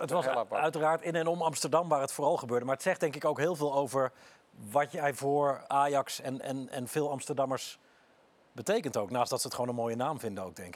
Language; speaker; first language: Dutch; native; Dutch